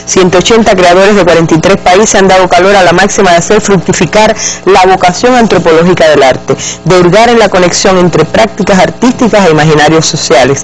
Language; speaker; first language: Spanish; native; Spanish